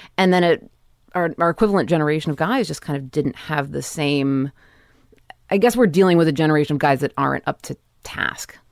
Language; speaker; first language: English; native; English